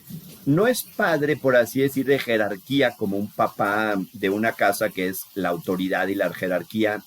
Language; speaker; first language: Spanish; native; Spanish